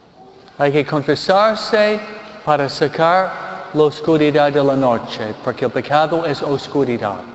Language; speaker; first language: Spanish; non-native, fluent; English